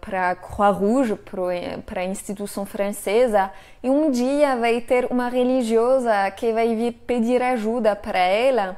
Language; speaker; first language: Portuguese; non-native, fluent; French